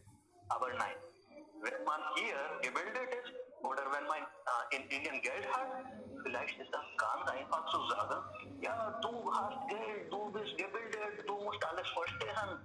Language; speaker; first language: German; non-native, learner; Hindi